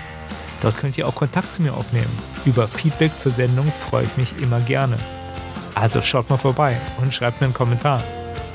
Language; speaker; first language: German; native; German